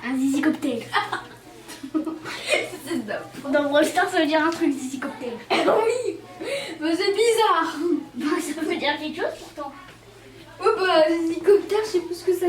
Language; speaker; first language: French; native; French